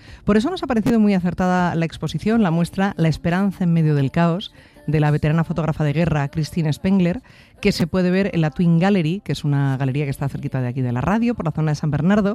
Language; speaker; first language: Spanish; native; Spanish